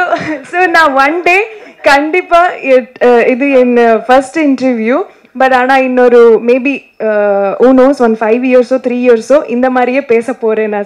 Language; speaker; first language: Tamil; non-native, learner; Kannada